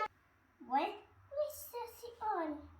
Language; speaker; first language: Finnish; non-native, learner; Filipino